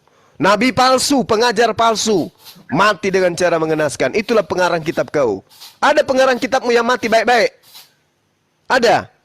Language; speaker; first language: Indonesian; native; Indonesian